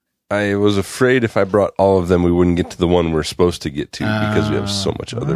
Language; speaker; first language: English; native; English